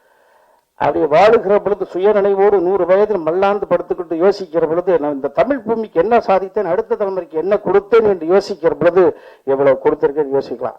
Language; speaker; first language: Tamil; native; Tamil